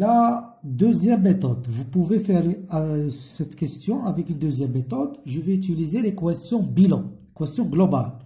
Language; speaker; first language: French; non-native, local second language; Arabic